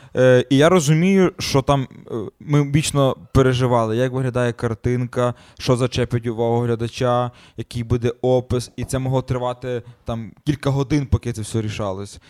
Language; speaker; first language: Ukrainian; native; Ukrainian